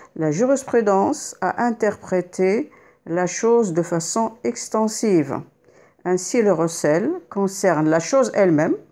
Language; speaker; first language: French; non-native, local second language; Arabic